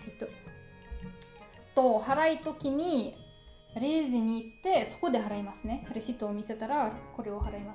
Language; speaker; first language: Japanese; non-native, learner; German